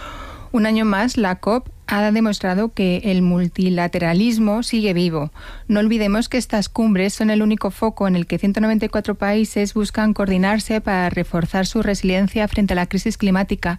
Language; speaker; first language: Spanish; native; Spanish